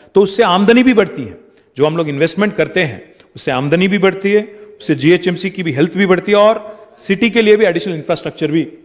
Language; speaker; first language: Hindi; non-native, local second language; Telugu